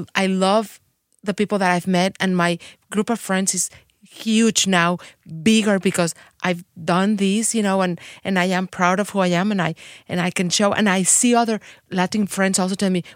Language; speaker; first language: English; non-native, fluent; Spanish